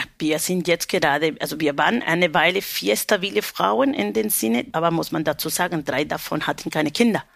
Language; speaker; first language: German; non-native, fluent; Spanish